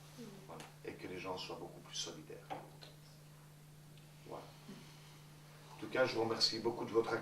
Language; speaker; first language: French; native; French